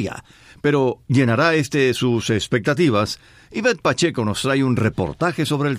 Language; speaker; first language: Spanish; native; Spanish